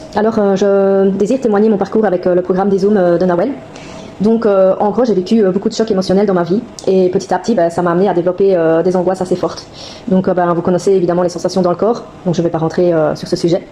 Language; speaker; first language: French; native; French